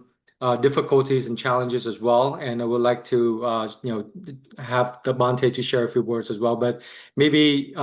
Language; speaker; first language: English; non-native, learner; Vietnamese